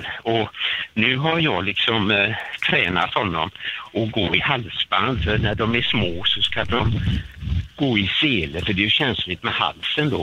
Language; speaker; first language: Swedish; native; Swedish